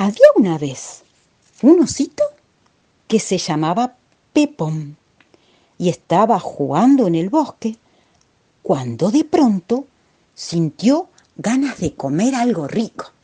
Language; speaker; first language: Spanish; native; Spanish